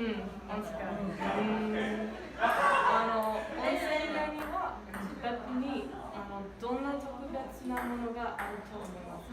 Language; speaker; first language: Japanese; non-native, learner; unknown